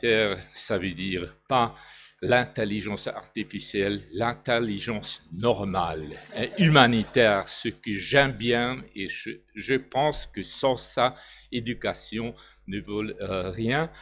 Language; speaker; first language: French; non-native, learner; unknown